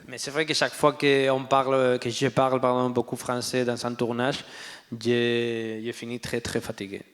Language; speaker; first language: French; non-native, learner; Spanish